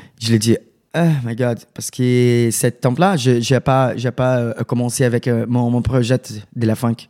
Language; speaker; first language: French; non-native, learner; Portuguese